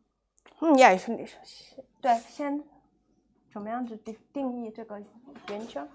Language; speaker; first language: Chinese; non-native, fluent; English